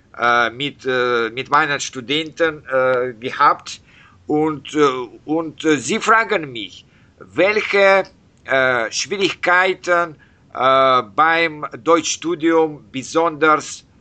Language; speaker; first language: German; non-native, fluent; Russian